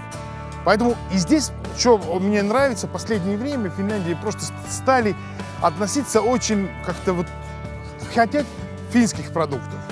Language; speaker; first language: Russian; non-native, fluent; Finnish